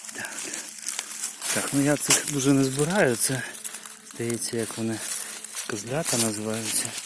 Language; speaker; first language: Ukrainian; non-native, local second language; Russian